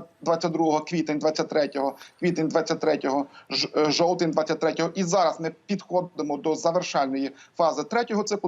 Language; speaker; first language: Ukrainian; native; Ukrainian